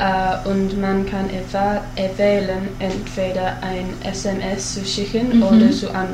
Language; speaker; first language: German; non-native, learner; English